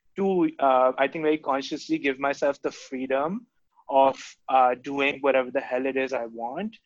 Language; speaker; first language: English; non-native, local second language; Urdu